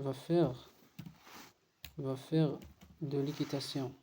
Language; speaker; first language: French; non-native, learner; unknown